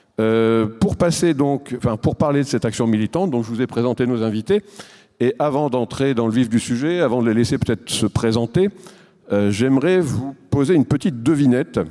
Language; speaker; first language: French; native; French